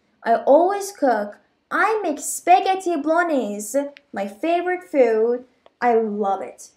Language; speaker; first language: English; non-native, fluent; Persian